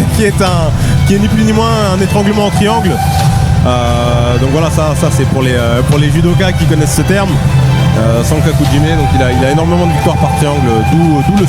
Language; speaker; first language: French; native; French